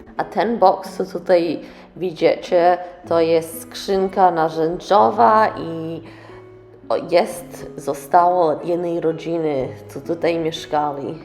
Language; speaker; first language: Polish; early bilingual, heritage; English